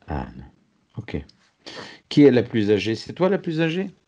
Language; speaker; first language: French; native; French